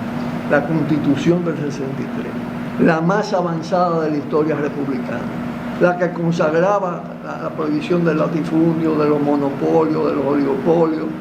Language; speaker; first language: Spanish; native; Spanish